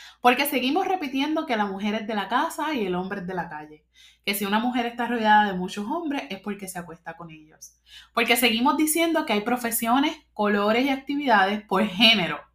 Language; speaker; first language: Spanish; native; Spanish